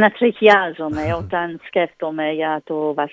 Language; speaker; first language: Greek; non-native, learner; English